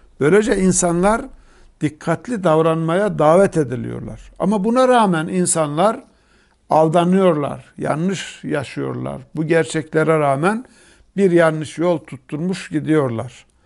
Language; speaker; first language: Turkish; native; Turkish